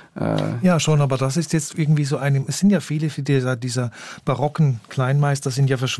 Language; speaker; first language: German; native; German